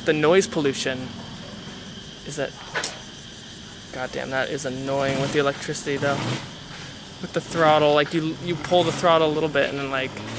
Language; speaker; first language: English; native; English